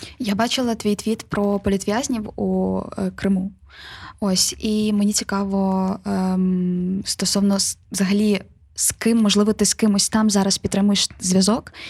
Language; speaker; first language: Ukrainian; native; Ukrainian